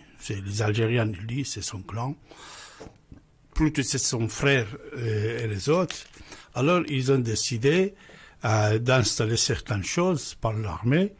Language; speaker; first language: French; non-native, fluent; Persian